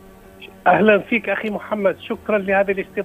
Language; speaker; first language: Arabic; native; Arabic